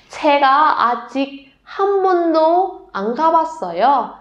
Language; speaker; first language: Korean; non-native, learner; Burmese